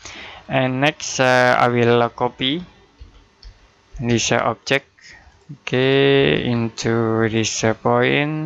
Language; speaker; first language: English; non-native, learner; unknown